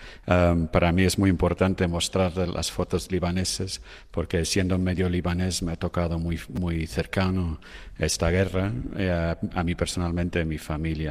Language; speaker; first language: Spanish; non-native, fluent; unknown